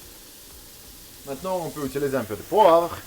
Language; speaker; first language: French; non-native, learner; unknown